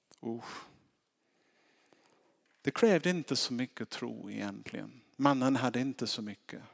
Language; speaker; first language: Swedish; non-native, fluent; English